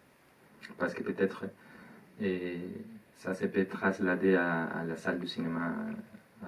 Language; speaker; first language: French; non-native, learner; Spanish